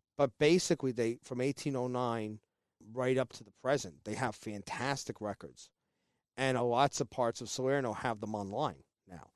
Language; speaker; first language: English; native; English